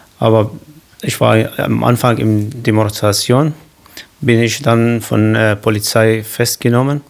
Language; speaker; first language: German; non-native, learner; Kurdish